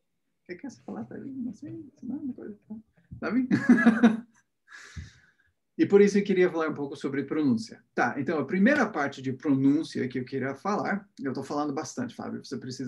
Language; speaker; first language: Portuguese; non-native, fluent; English